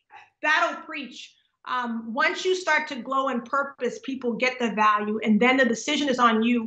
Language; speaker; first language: English; native; English